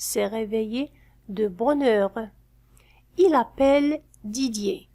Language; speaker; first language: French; non-native, fluent; Arabic